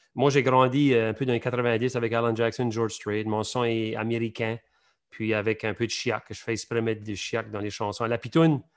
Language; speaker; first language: French; native; French